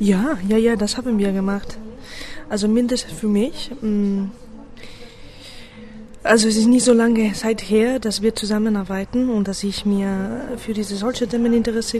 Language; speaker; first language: German; non-native, fluent; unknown